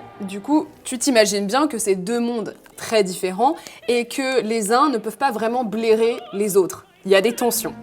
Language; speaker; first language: French; native; French